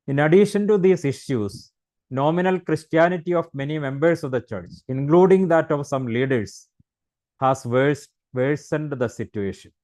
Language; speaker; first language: English; non-native, local second language; Malayalam